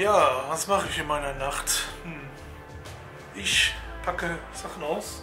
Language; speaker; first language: German; native; German